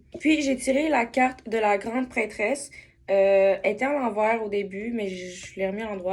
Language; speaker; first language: French; native; French